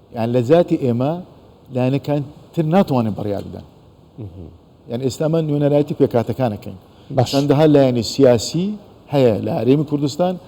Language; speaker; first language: Central Kurdish; non-native, local second language; Turkish